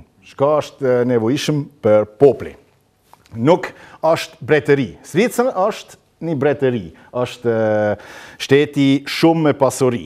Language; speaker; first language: Albanian; non-native, learner; German